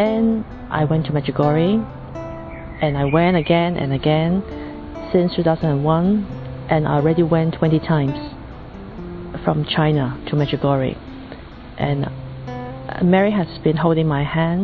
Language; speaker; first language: English; non-native, local second language; Cantonese